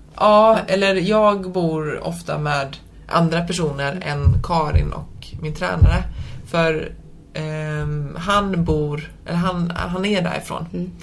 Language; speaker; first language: Swedish; early bilingual, other home language; Polish